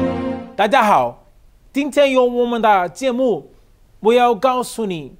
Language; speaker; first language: Chinese; non-native, learner; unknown